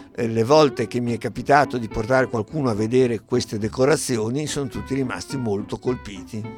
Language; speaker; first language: Italian; native; Italian